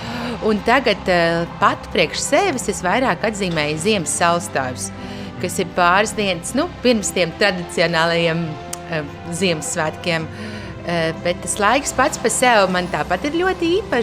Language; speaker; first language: Latvian; native; Latvian